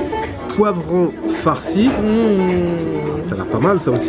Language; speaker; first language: French; native; French